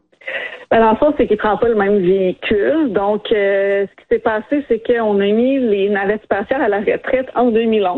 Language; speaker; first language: French; native; French